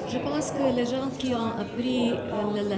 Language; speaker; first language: French; non-native, fluent; Slovenian